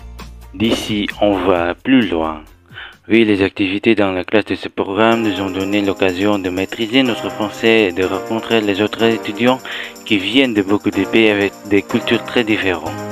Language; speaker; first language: French; non-native, learner; Indonesian